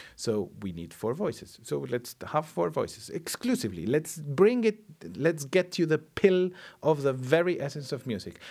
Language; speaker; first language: English; non-native, fluent; Spanish